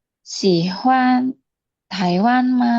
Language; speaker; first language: Chinese; non-native, learner; Indonesian